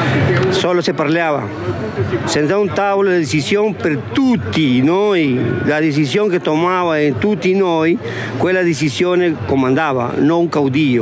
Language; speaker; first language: Italian; non-native, learner; Spanish